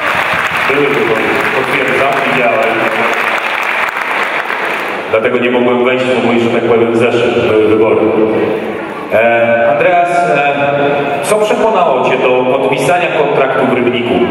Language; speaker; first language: Polish; native; Polish